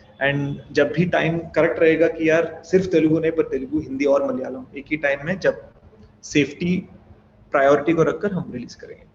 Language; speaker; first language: Hindi; non-native, fluent; Telugu